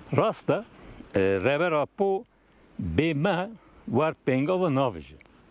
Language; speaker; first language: Kurdish; non-native, local second language; Turkish